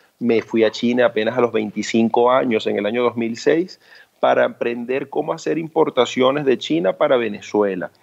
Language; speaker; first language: Spanish; early bilingual, other home language; Chinese